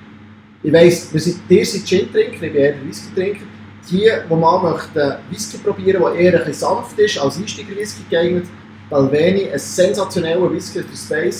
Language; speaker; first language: German; native; German